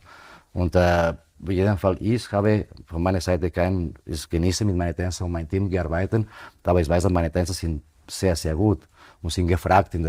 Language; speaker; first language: German; non-native, fluent; Spanish